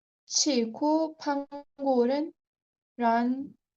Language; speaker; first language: Chinese; non-native, learner; Urdu